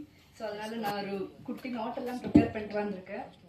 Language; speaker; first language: Tamil; non-native, fluent; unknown